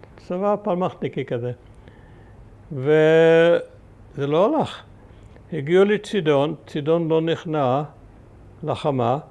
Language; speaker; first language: Hebrew; early bilingual, other home language; German